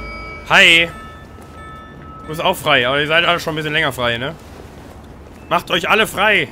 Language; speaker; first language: German; native; German